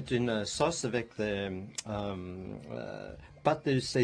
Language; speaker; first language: French; non-native, learner; Chinese